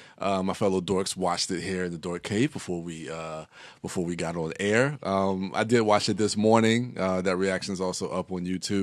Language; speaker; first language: English; native; English